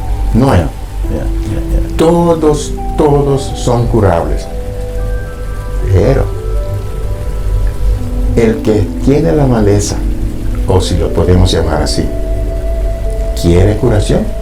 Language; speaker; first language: Spanish; non-native, fluent; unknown